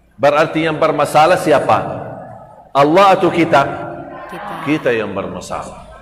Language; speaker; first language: Malay; non-native, fluent; Arabic